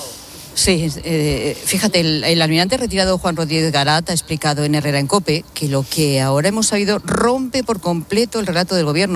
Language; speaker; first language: Spanish; native; Spanish